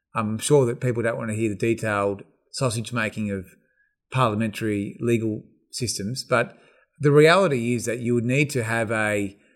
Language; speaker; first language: English; native; English